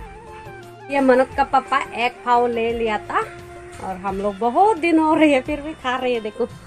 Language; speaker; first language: Hindi; non-native, local second language; Chakma